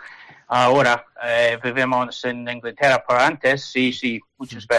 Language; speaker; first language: Spanish; non-native, learner; English